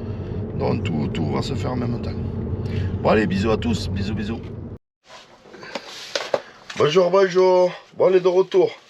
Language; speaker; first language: French; native; French